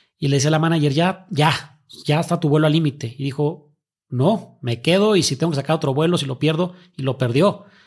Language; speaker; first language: Spanish; native; Spanish